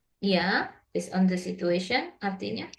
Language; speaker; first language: English; non-native, learner; Indonesian